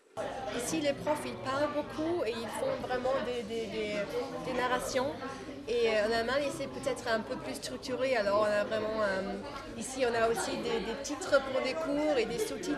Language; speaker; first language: French; non-native, fluent; German